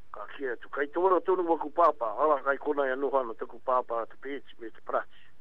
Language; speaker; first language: Māori; native; Māori